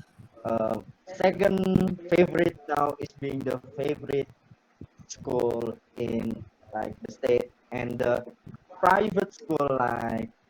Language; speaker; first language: English; non-native, learner; Indonesian